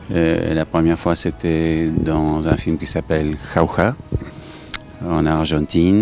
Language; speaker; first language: French; non-native, fluent; English